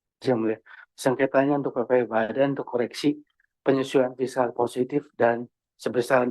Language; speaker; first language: Indonesian; native; Indonesian